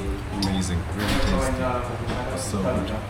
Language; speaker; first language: English; non-native, fluent; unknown